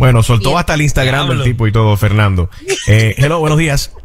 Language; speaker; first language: Spanish; native; Spanish